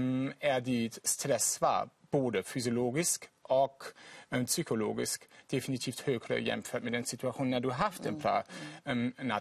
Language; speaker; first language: Swedish; non-native, fluent; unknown